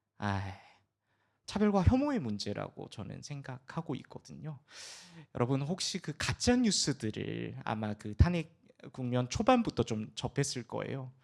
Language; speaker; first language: Korean; early bilingual, heritage; Korean